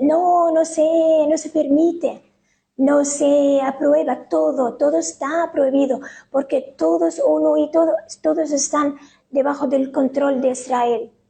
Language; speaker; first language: Spanish; non-native, fluent; Arabic